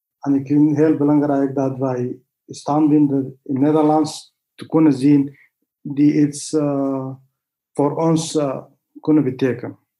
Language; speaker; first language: Dutch; non-native, learner; Arabic